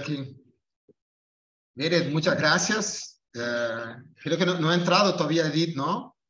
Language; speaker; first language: Spanish; non-native, fluent; Portuguese